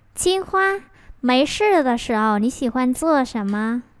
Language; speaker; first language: Chinese; non-native, fluent; Vietnamese